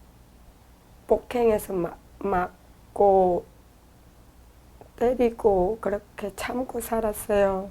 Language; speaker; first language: Korean; non-native, learner; Vietnamese